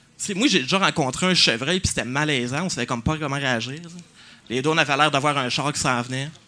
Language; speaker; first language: French; native; French